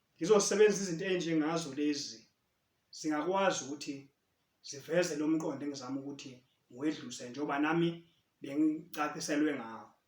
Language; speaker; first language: Zulu; native; Zulu